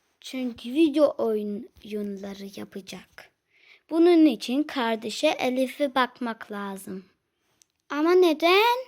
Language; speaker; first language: Turkish; early bilingual, heritage; Turkish